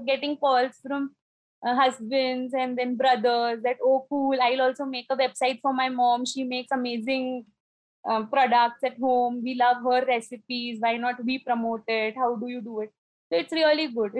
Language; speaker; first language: English; non-native, local second language; Marathi